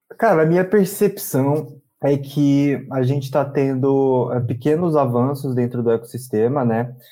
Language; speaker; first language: Portuguese; native; Portuguese